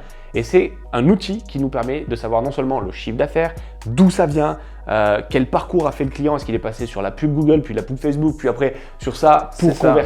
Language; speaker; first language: French; native; French